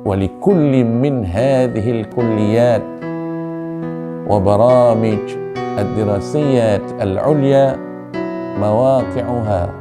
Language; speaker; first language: Arabic; non-native, fluent; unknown